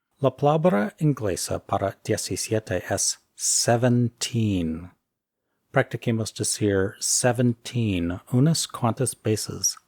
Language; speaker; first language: Spanish; non-native, fluent; English